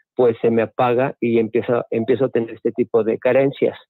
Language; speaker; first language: Spanish; native; Spanish